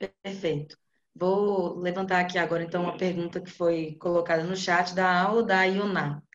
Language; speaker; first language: Portuguese; native; Portuguese